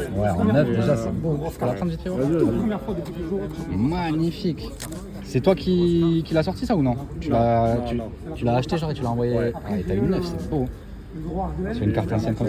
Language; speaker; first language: French; native; French